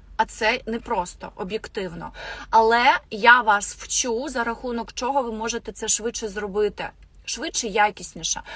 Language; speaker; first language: Ukrainian; non-native, local second language; Russian